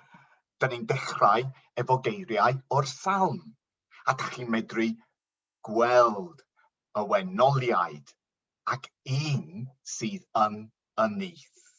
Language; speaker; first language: Welsh; non-native, local second language; English